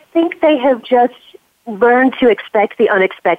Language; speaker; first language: English; native; English